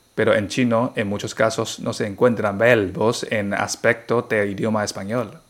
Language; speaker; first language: Spanish; non-native, fluent; Chinese